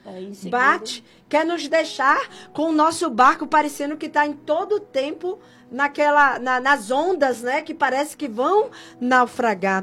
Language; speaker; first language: Portuguese; native; Portuguese